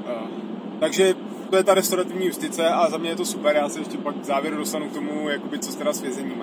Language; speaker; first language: Czech; native; Czech